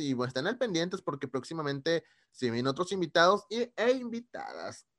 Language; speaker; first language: Spanish; native; Spanish